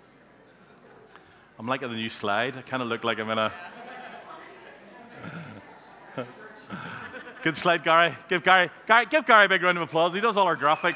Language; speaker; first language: English; native; English